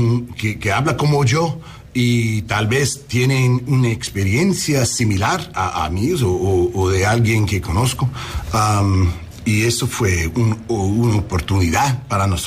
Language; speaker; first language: Spanish; early bilingual, heritage; English